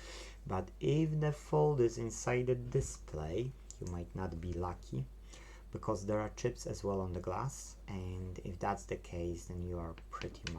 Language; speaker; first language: English; non-native, fluent; Polish